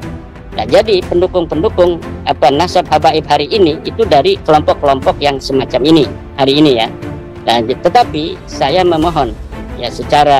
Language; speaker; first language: Indonesian; native; Indonesian